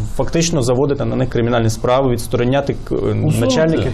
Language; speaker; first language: Ukrainian; native; Ukrainian